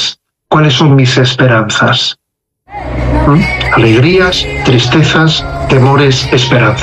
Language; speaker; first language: Spanish; native; Spanish